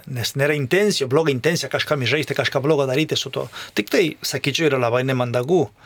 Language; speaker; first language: Lithuanian; non-native, fluent; Spanish